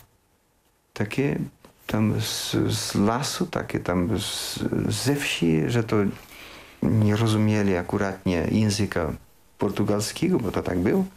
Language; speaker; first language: Polish; early bilingual, heritage; Polish